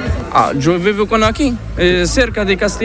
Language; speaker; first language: Spanish; non-native, learner; Arabic